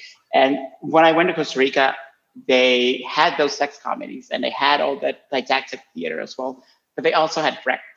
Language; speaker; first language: English; non-native, fluent; Spanish